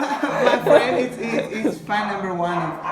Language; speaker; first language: English; non-native, learner; Spanish